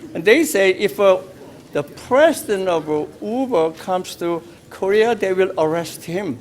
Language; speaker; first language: English; non-native, fluent; Korean